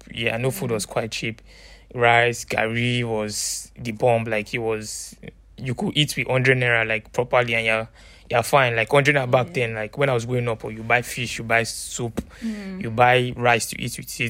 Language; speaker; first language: English; non-native, local second language; Yoruba